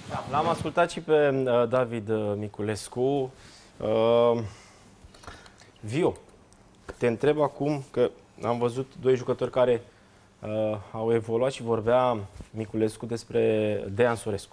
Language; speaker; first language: Romanian; native; Romanian